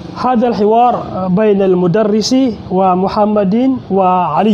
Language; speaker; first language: Arabic; non-native, fluent; Filipino